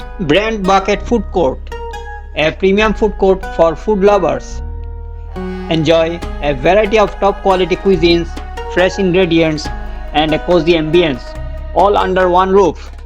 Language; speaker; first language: English; non-native, local second language; Bangla